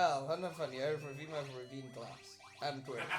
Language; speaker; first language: Welsh; native; Welsh